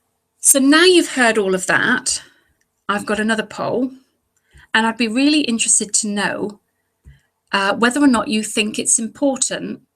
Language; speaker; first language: English; native; English